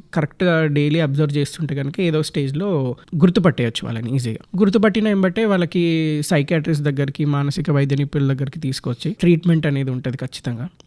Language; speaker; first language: Telugu; native; Telugu